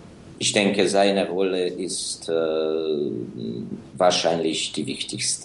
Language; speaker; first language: German; non-native, fluent; Ukrainian